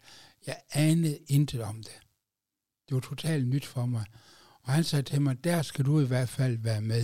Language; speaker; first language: Danish; native; Danish